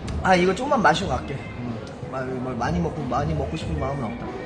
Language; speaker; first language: Korean; native; Korean